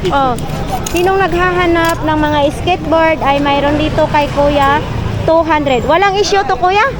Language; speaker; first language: Filipino; non-native, local second language; Cebuano